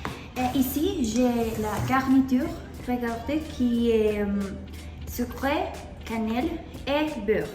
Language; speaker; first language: French; non-native, learner; Spanish